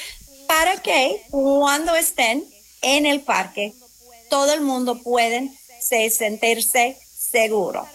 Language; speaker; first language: Spanish; non-native, fluent; English